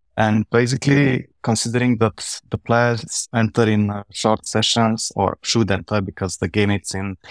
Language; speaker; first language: English; non-native, fluent; Romanian